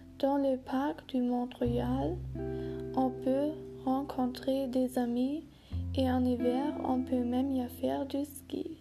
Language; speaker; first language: French; non-native, learner; German